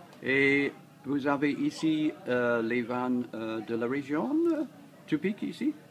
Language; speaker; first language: French; non-native, learner; English